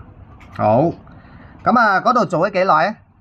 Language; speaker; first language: Cantonese; native; Cantonese